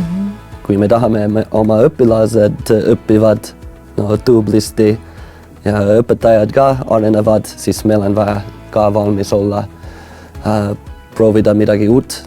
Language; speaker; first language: Estonian; non-native, fluent; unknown